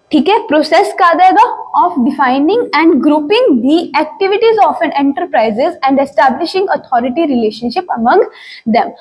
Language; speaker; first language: Hindi; non-native, local second language; Punjabi